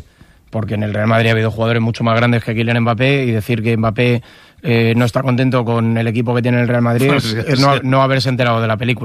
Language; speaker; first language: Spanish; native; Spanish